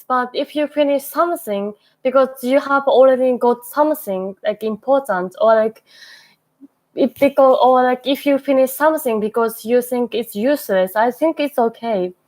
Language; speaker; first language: English; non-native, learner; Japanese